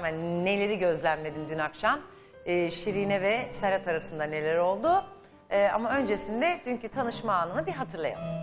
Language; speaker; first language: Turkish; native; Turkish